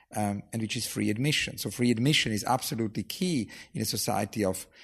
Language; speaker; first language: English; non-native, fluent; German